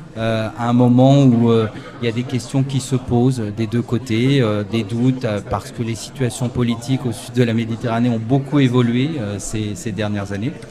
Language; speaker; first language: French; native; French